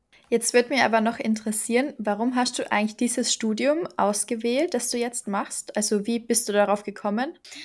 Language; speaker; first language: German; native; German